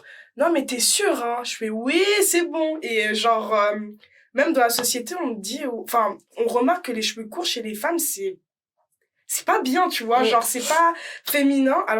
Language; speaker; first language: French; native; French